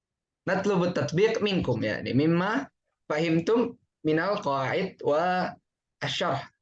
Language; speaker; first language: Arabic; non-native, fluent; Indonesian